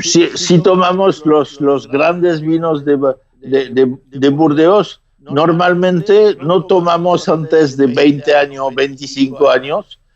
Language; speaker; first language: Spanish; non-native, fluent; French